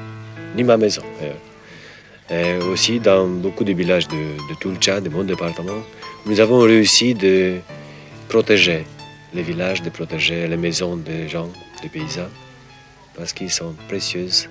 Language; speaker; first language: French; non-native, fluent; Romanian